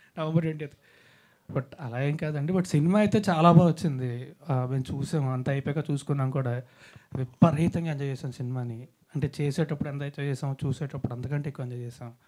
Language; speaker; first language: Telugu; native; Telugu